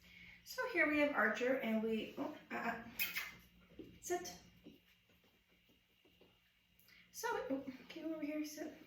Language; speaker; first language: English; native; English